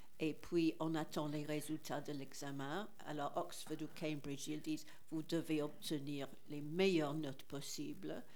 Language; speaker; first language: French; non-native, fluent; English